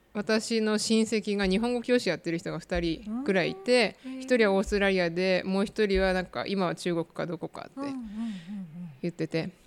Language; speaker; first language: Japanese; native; Japanese